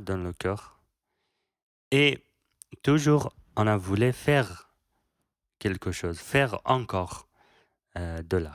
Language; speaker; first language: French; non-native, learner; Persian